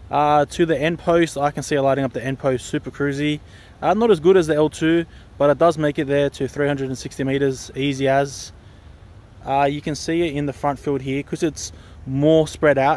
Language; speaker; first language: English; native; English